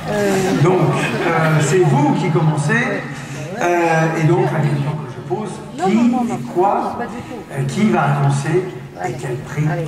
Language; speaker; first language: French; native; French